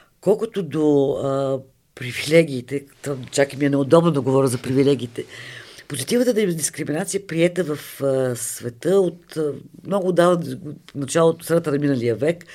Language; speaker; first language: Bulgarian; native; Bulgarian